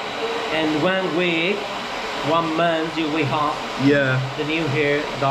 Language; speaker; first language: English; non-native, learner; Spanish